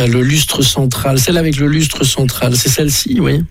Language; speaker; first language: French; native; French